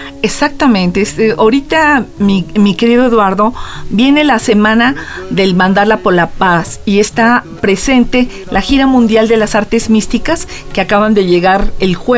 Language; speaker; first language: Spanish; native; Spanish